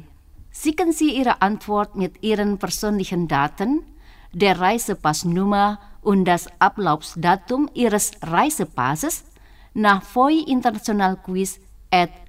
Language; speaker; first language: German; non-native, fluent; Indonesian